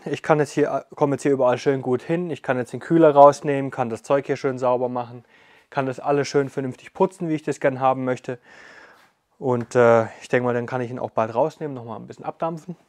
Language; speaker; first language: German; native; German